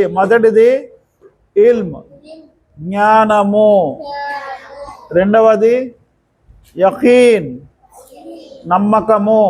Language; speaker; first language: Telugu; non-native, local second language; Urdu